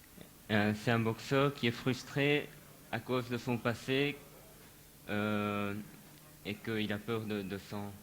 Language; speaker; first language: French; non-native, fluent; Japanese